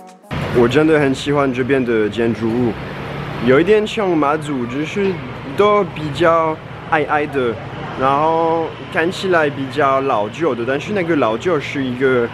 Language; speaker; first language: Chinese; non-native, fluent; French